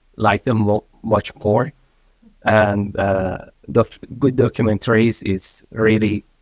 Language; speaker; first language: English; non-native, fluent; Persian